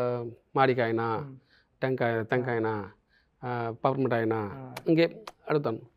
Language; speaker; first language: Telugu; non-native, learner; Tamil